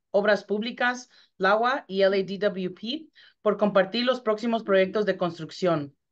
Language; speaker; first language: Spanish; early bilingual, heritage; Spanish